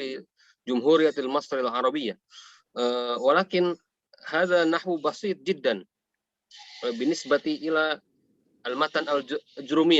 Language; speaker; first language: Arabic; non-native, fluent; Indonesian